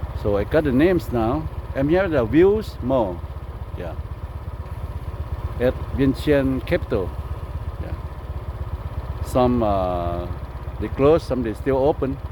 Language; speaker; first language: English; non-native, learner; Lao